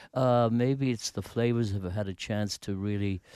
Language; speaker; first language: English; native; English